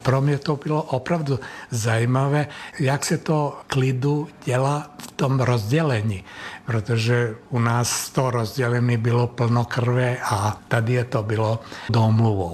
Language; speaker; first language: Czech; non-native, fluent; Serbian